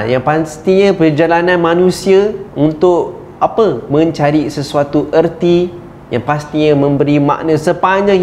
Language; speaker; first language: Malay; native; Malay